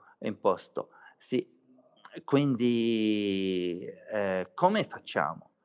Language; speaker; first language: Italian; non-native, fluent; Arabic